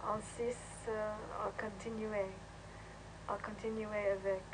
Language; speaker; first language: French; non-native, learner; English